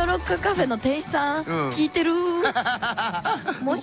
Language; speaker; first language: Japanese; native; Japanese